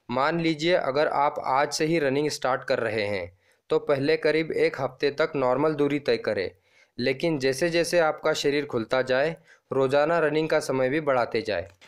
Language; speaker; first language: Hindi; non-native, local second language; Marathi